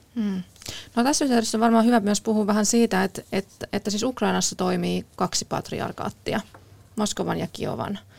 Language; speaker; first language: Finnish; native; Finnish